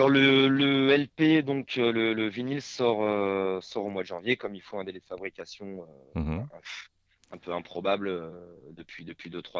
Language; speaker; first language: French; native; French